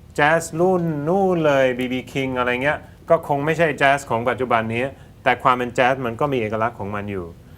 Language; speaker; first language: Thai; non-native, fluent; Swedish